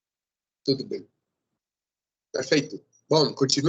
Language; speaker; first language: Portuguese; non-native, fluent; Spanish